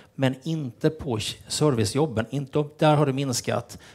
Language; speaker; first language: Swedish; native; Swedish